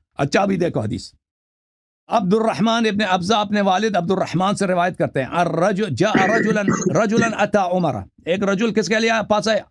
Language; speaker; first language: Urdu; native; Urdu